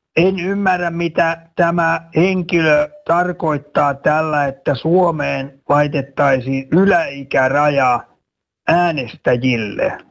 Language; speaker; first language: Finnish; native; Finnish